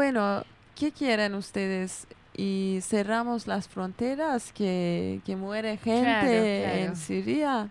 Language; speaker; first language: Spanish; non-native, fluent; Kurdish